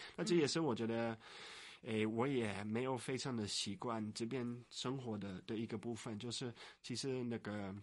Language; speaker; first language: Chinese; non-native, fluent; Dutch